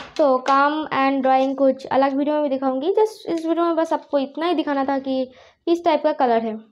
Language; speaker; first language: Hindi; non-native, local second language; Bangla